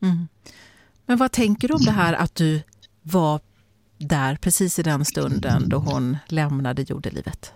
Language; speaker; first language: Swedish; native; Swedish